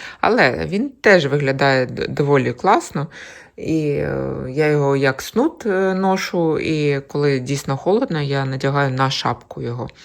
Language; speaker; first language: Ukrainian; native; Ukrainian